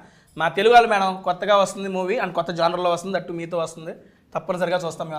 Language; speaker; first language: Telugu; native; Telugu